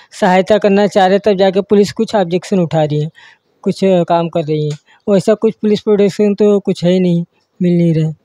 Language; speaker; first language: Hindi; native; Hindi